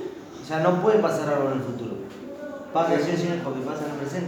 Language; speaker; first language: Spanish; native; Spanish